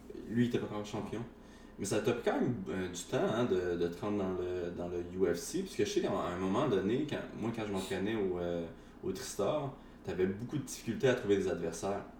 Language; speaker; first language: French; native; French